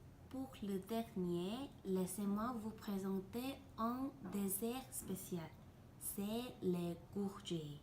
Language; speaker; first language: French; non-native, learner; Korean